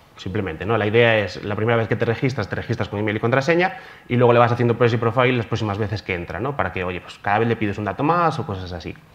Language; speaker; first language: Spanish; native; Spanish